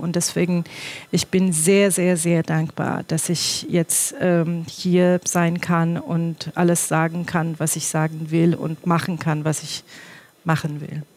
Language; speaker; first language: German; non-native, fluent; Persian